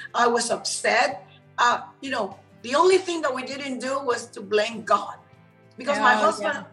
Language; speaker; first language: English; non-native, fluent; Spanish